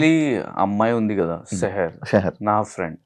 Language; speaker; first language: Telugu; non-native, learner; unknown